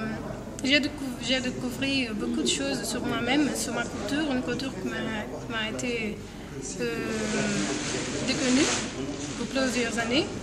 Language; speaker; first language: French; non-native, fluent; Portuguese